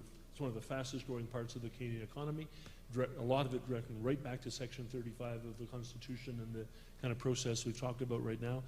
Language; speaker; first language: English; native; English